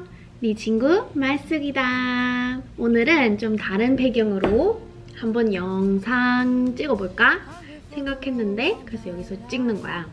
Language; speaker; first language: Korean; non-native, fluent; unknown